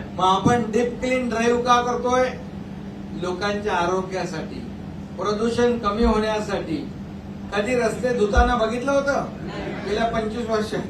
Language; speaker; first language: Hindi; non-native, local second language; Marathi